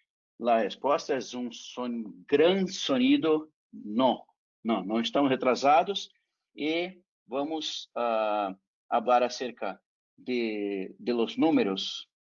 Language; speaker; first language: Spanish; non-native, fluent; Portuguese